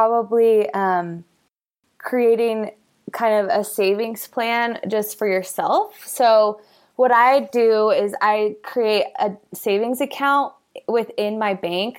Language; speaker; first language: English; native; English